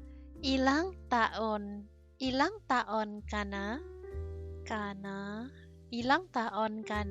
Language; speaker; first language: Filipino; non-native, learner; English